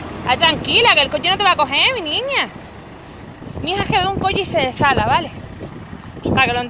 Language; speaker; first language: Spanish; native; Spanish